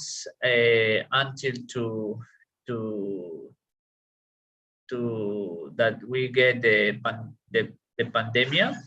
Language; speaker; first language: English; non-native, learner; Spanish